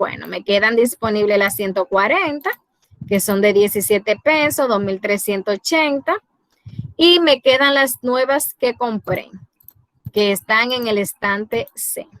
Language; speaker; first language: Spanish; native; Spanish